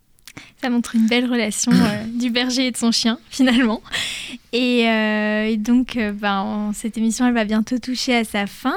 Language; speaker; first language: French; native; French